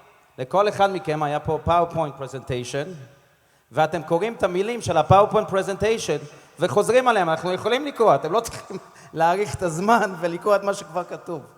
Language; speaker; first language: Hebrew; non-native, fluent; English